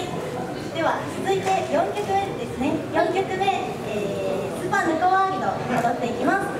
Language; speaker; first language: Japanese; native; Japanese